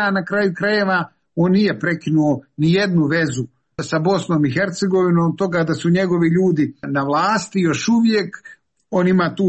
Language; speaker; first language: Serbian; native; Serbian